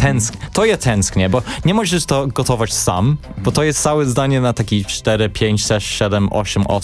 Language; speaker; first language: Polish; non-native, learner; English